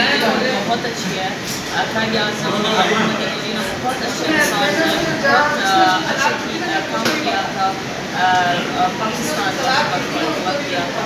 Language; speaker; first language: Hindi; non-native, learner; Arabic